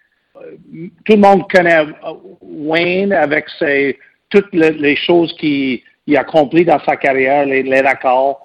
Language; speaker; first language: French; non-native, local second language; English